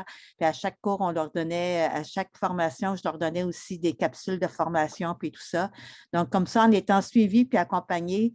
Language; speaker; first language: French; native; French